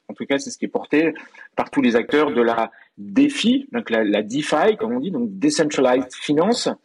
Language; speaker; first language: French; native; French